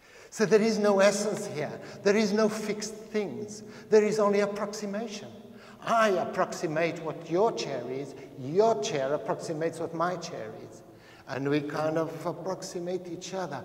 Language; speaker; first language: English; non-native, fluent; Portuguese